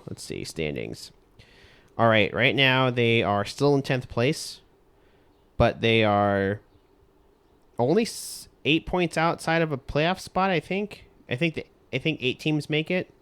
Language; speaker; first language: English; native; English